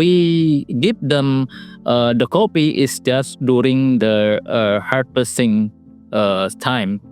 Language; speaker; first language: English; non-native, learner; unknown